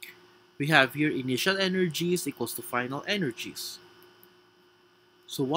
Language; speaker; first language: English; non-native, local second language; Filipino